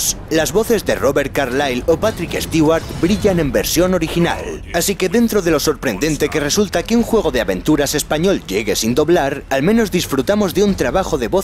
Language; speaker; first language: Spanish; native; Spanish